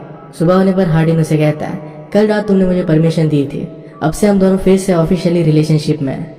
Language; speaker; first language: Hindi; native; Hindi